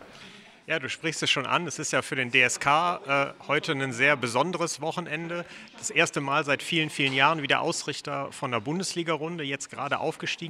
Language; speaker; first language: German; native; German